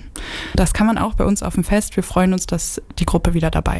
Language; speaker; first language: German; native; German